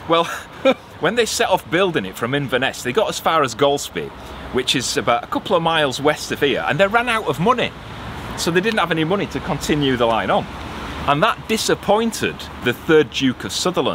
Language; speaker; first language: English; native; English